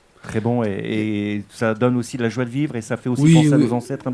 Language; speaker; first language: French; native; French